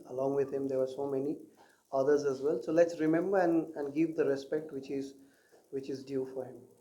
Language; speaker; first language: English; non-native, local second language; Hindi